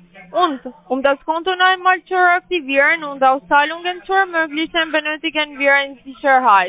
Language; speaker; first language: German; non-native, learner; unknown